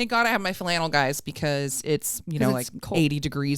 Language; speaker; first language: English; native; English